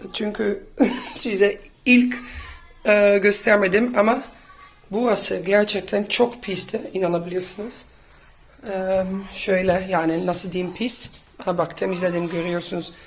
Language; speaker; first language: Turkish; early bilingual, heritage; Turkish